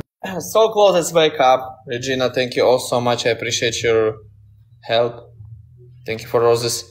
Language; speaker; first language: English; non-native, learner; Russian